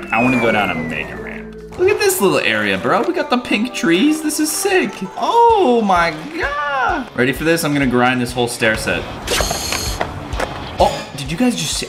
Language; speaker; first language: English; native; English